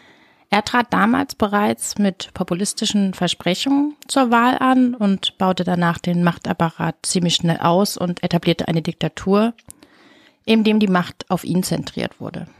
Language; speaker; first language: German; native; German